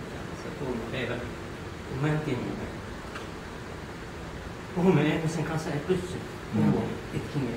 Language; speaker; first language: Finnish; non-native, learner; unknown